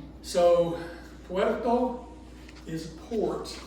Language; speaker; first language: Spanish; non-native, fluent; English